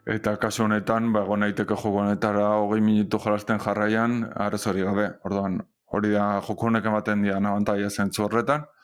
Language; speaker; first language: Basque; native; Basque